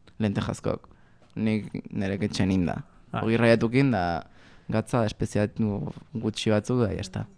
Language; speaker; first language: Basque; native; Basque